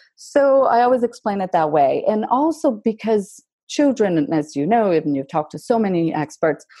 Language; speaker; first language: English; non-native, fluent; Portuguese